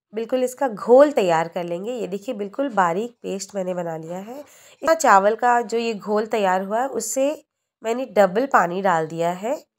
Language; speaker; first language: Hindi; native; Hindi